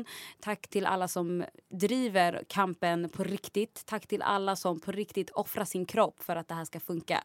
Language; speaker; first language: Swedish; native; Swedish